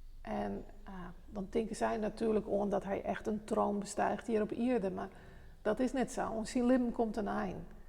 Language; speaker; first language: Dutch; non-native, local second language; Western Frisian